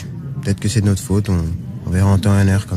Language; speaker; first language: French; native; French